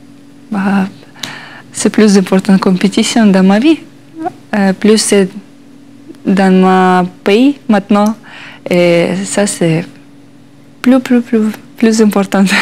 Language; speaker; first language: French; non-native, learner; Russian